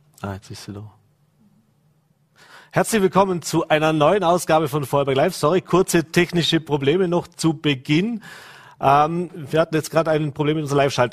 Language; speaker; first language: German; native; German